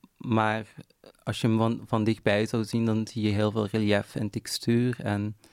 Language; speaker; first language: Dutch; non-native, local second language; Arabic